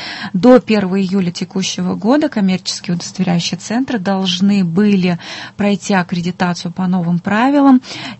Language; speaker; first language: Russian; native; Russian